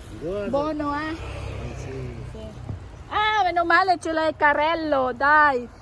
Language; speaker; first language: Italian; non-native, learner; Filipino